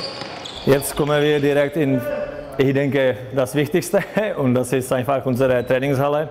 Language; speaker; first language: German; non-native, fluent; Czech